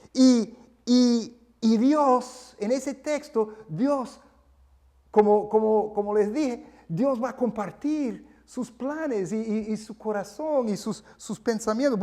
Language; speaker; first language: Spanish; non-native, fluent; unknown